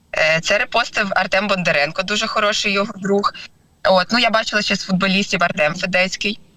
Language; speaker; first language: Ukrainian; non-native, local second language; Russian